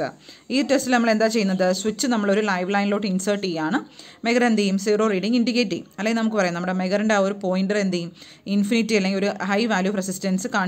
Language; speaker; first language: English; non-native, local second language; Malayalam